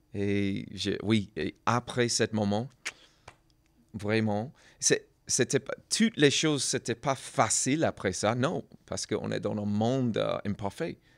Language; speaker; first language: French; non-native, learner; English